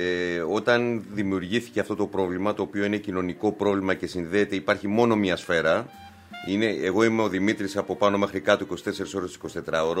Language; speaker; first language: Greek; native; Greek